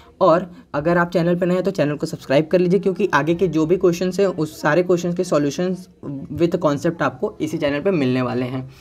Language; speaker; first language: Hindi; native; Hindi